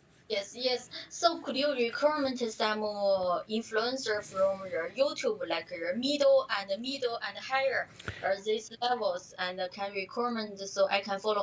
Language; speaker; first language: English; non-native, learner; Chinese